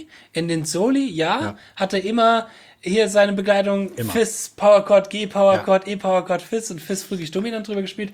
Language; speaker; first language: German; native; German